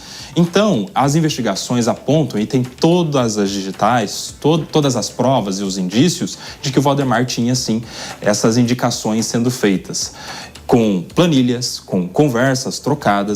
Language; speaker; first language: Portuguese; native; Portuguese